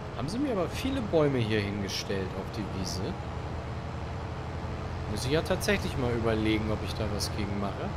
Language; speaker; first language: German; native; German